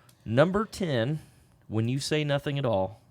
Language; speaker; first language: English; native; English